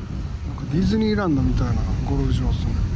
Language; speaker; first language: Japanese; native; Japanese